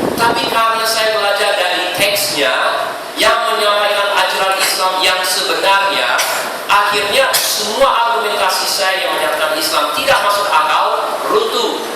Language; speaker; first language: Indonesian; non-native, fluent; English